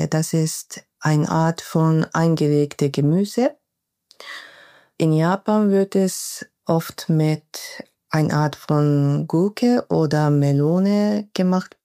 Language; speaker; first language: German; non-native, learner; Japanese